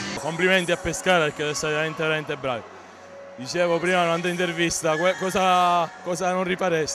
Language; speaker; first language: Italian; native; Italian